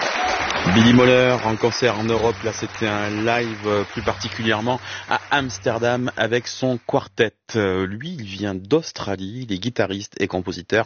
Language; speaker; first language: French; native; French